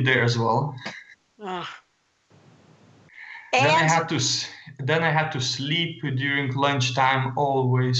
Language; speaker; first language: English; non-native, fluent; Lithuanian